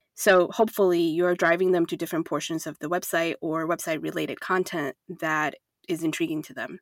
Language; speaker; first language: English; non-native, fluent; Chinese